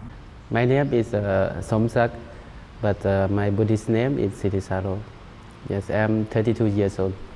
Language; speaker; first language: English; non-native, learner; Thai